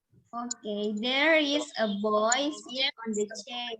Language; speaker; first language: English; non-native, learner; Indonesian